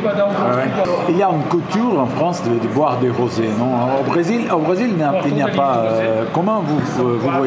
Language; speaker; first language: French; non-native, learner; Portuguese